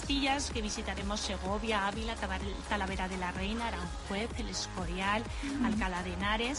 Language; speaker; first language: Spanish; native; Spanish